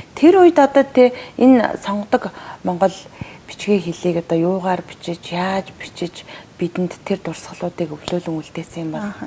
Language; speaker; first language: Mongolian; native; Mongolian